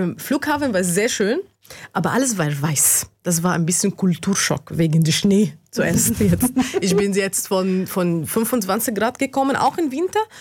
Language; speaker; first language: German; non-native, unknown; Arabic